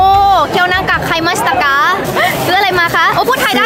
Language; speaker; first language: Thai; native; Thai